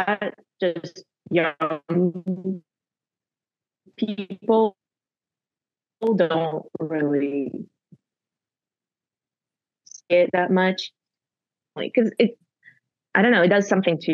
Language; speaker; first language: English; non-native, fluent; Russian